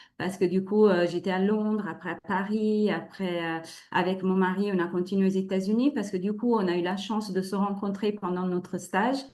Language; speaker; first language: French; non-native, fluent; Italian